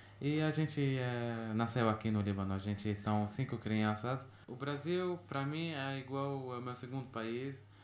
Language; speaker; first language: Portuguese; early bilingual, heritage; Portuguese